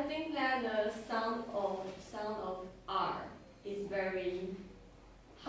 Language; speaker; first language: English; non-native, learner; Chinese